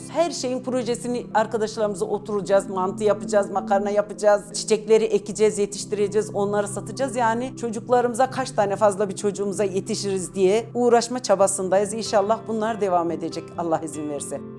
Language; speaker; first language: Turkish; native; Turkish